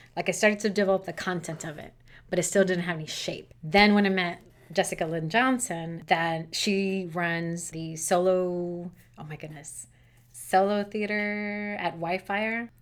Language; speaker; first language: English; native; English